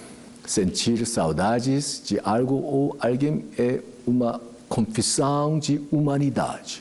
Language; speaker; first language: Portuguese; non-native, learner; Korean